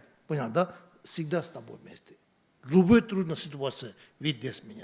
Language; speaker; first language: Russian; non-native, learner; Tibetan